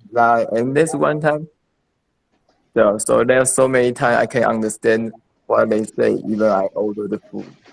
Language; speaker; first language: English; non-native, learner; Chinese